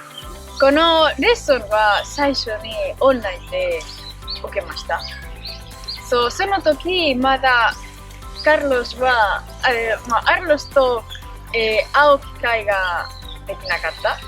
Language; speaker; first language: Japanese; non-native, learner; Spanish